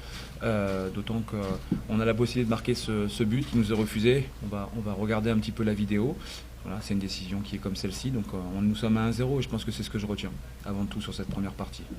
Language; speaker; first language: French; native; French